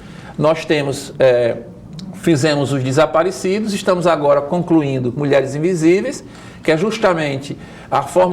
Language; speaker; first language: Portuguese; native; Portuguese